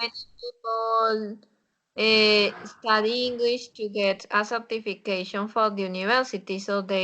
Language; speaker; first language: English; non-native, learner; Spanish